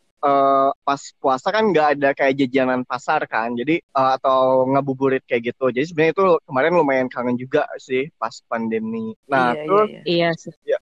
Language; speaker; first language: Indonesian; native; Indonesian